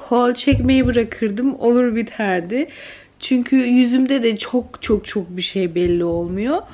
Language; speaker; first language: Turkish; early bilingual, heritage; Turkish